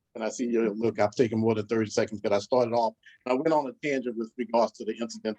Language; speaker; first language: English; native; English